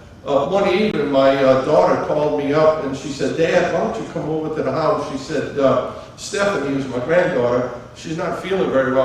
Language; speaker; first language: English; native; English